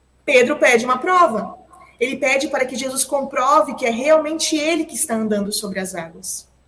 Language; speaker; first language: Portuguese; native; Portuguese